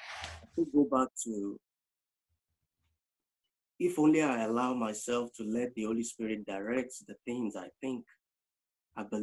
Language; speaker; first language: English; non-native, local second language; Yoruba